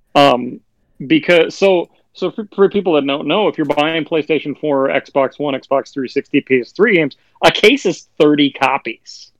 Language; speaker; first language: English; native; English